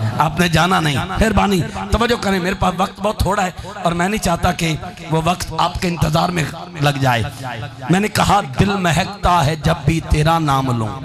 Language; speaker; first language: Urdu; non-native, local second language; Punjabi